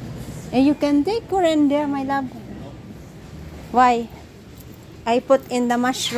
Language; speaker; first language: English; non-native, local second language; Filipino